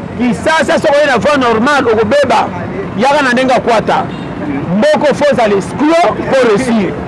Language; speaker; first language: Lingala; native; Lingala